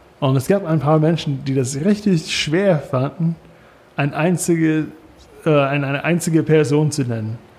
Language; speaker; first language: German; non-native, learner; English